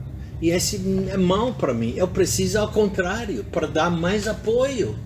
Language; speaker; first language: Portuguese; non-native, fluent; English